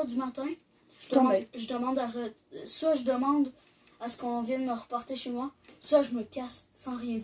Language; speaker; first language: French; native; French